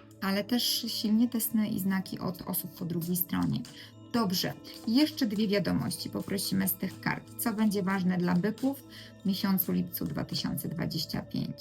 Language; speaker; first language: Polish; native; Polish